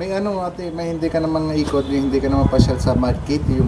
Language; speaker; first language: Filipino; non-native, learner; Hindi